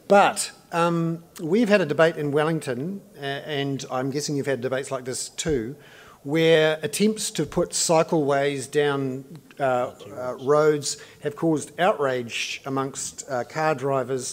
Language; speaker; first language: English; native; English